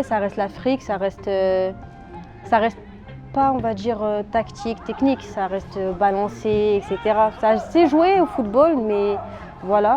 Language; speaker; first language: French; early bilingual, other home language; Arabic